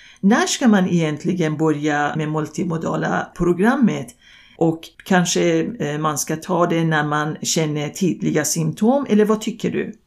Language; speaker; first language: Swedish; non-native, fluent; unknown